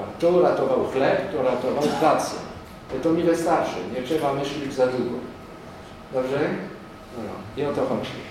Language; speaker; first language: Polish; non-native, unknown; French